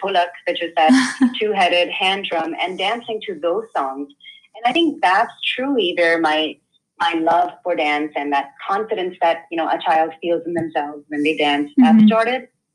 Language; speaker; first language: English; non-native, local second language; Hindi